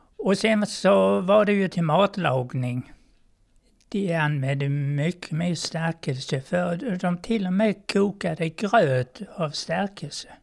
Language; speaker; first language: Swedish; native; Swedish